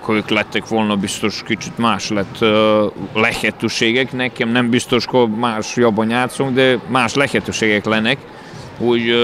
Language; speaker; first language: Hungarian; non-native, learner; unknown